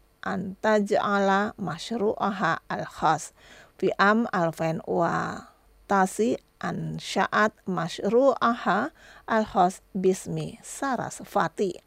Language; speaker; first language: Arabic; non-native, fluent; Indonesian